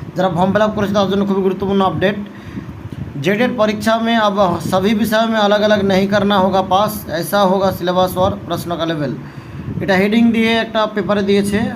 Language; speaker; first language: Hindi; non-native, local second language; Bangla